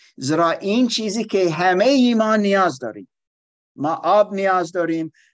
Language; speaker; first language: Persian; non-native, learner; German